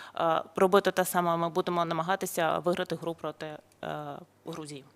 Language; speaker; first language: Ukrainian; native; Ukrainian